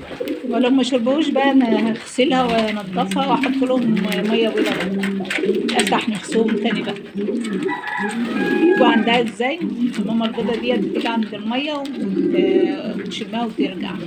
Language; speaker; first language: Arabic; native; Arabic